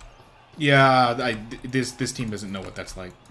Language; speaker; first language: English; native; English